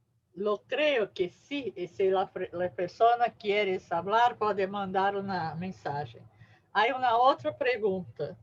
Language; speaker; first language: Spanish; non-native, learner; Portuguese